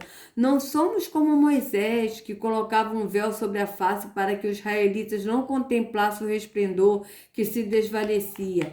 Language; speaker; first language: Portuguese; native; Portuguese